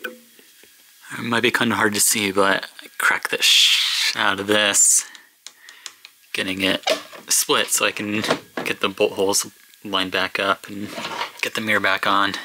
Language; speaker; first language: English; native; English